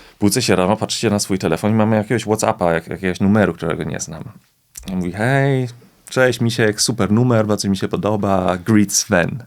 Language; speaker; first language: Polish; early bilingual, heritage; Polish